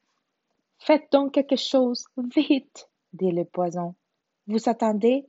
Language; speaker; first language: French; non-native, learner; Spanish